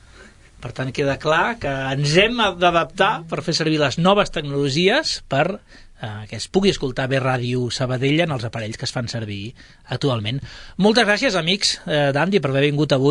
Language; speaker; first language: Catalan; native; Catalan